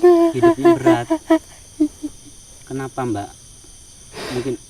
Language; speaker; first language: Indonesian; native; Indonesian